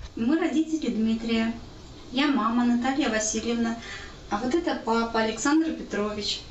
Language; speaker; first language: Russian; native; Russian